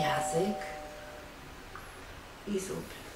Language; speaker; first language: Polish; non-native, learner; Russian